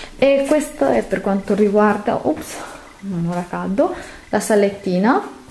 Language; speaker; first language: Italian; non-native, fluent; Spanish